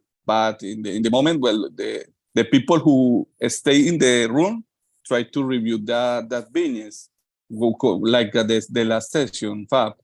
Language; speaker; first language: English; non-native, learner; Spanish